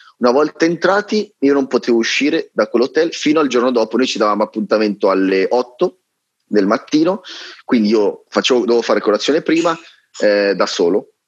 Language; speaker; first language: Italian; native; Italian